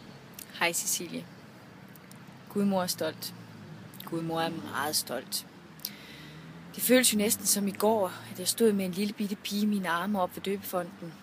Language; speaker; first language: Danish; native; Danish